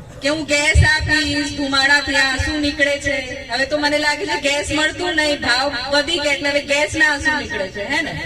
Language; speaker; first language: Gujarati; non-native, local second language; Rathawi